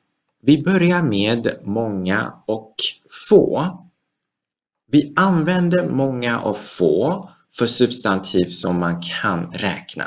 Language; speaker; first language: Swedish; non-native, fluent; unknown